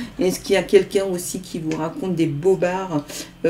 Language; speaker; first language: French; native; French